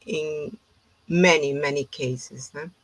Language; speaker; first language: English; non-native, fluent; Portuguese